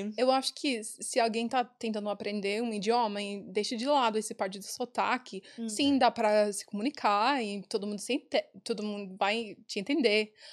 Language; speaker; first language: Portuguese; non-native, fluent; English